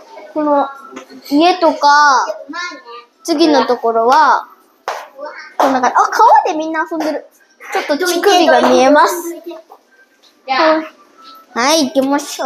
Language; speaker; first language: Japanese; early bilingual, heritage; Japanese